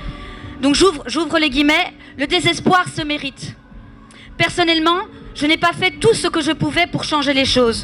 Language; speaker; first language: French; native; French